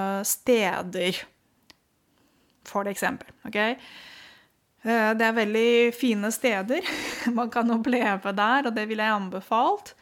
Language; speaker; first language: Norwegian; non-native, fluent; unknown